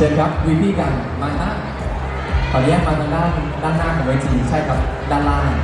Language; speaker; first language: Thai; native; Thai